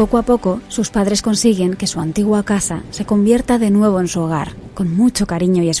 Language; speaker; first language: Spanish; native; Spanish